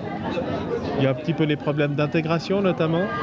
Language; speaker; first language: French; native; French